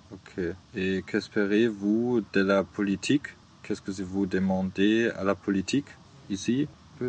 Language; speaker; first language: French; non-native, learner; German